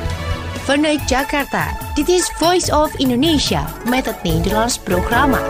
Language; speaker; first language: Dutch; non-native, fluent; Indonesian